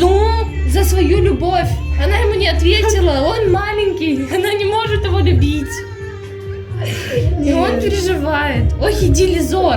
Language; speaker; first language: Russian; native; Russian